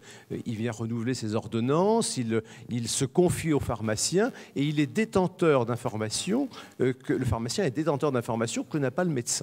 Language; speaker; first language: French; native; French